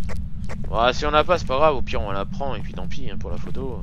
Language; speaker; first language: French; native; French